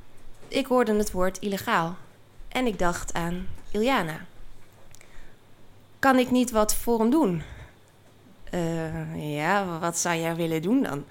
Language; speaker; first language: Dutch; native; Dutch